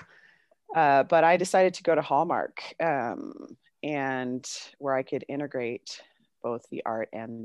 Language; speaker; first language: English; native; English